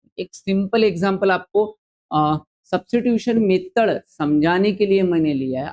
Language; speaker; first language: Hindi; non-native, local second language; Marathi